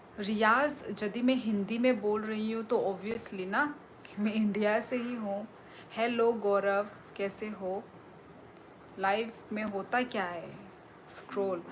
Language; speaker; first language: Hindi; non-native, local second language; Kok Borok